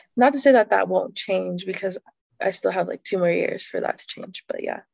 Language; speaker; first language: English; native; English